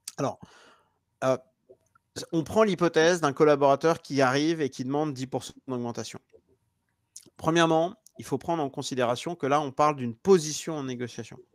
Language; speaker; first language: French; native; French